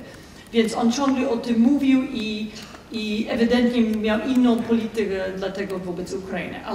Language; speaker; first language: Polish; non-native, fluent; English